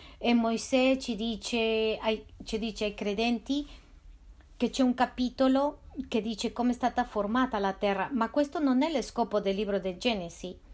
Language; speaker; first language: Italian; non-native, fluent; Spanish